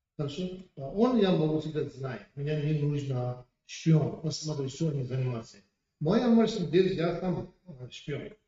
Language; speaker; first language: Russian; non-native, learner; Tibetan